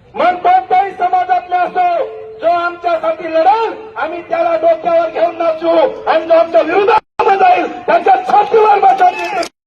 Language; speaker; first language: Marathi; non-native, local second language; Lambadi